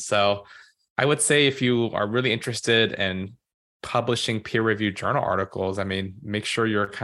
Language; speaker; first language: English; native; English